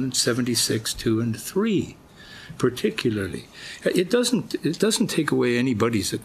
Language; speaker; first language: English; native; English